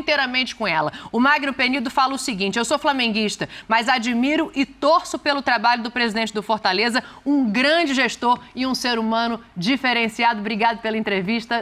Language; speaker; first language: Portuguese; native; Portuguese